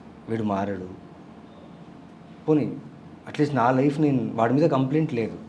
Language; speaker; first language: Telugu; non-native, local second language; Tamil